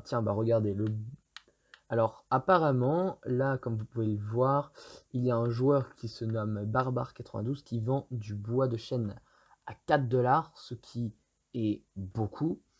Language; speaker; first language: French; native; French